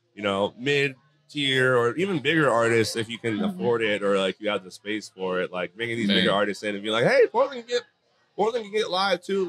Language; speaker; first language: English; native; English